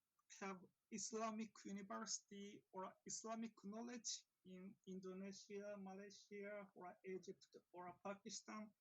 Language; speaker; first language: English; non-native, fluent; Japanese